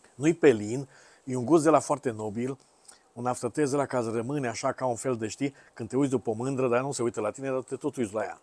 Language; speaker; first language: Romanian; native; Romanian